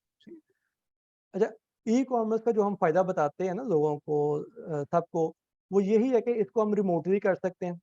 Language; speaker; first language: Urdu; native; Urdu